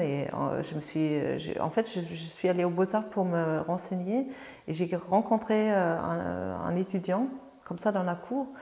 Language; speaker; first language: French; non-native, fluent; German